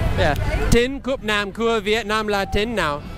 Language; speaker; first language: Vietnamese; non-native, learner; English